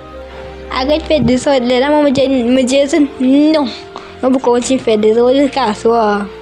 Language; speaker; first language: French; non-native, local second language; Morisyen